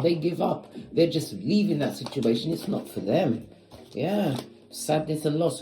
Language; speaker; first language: English; native; English